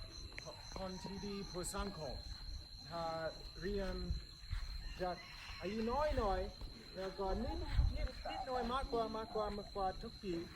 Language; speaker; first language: Thai; non-native, learner; English